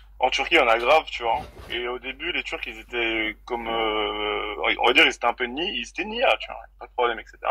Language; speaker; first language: French; early bilingual, other home language; Turkish